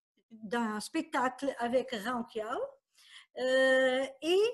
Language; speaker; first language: French; non-native, fluent; Portuguese